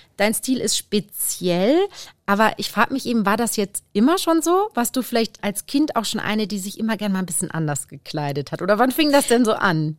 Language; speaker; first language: German; native; German